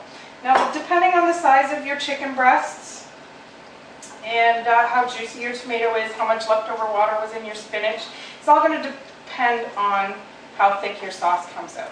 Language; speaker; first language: English; native; English